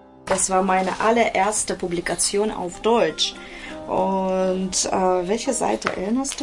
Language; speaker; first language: German; non-native, fluent; Russian